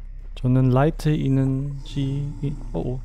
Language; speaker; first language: Korean; non-native, fluent; German